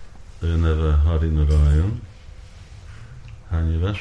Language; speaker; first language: Hungarian; early bilingual, heritage; Hungarian